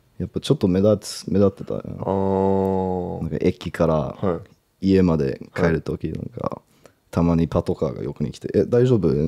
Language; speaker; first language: Japanese; early bilingual, heritage; English